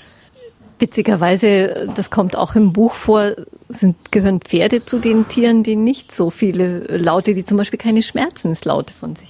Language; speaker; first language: German; native; German